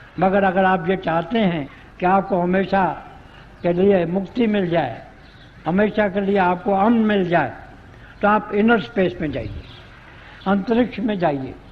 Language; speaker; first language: Urdu; non-native, local second language; Punjabi